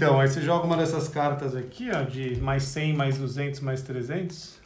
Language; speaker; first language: Portuguese; native; Portuguese